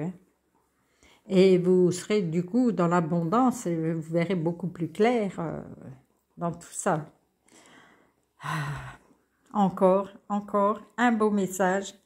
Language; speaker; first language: French; native; French